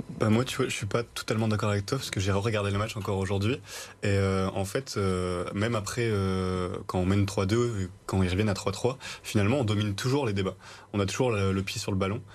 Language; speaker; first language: French; native; French